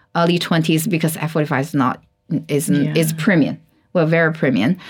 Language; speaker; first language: English; non-native, fluent; Chinese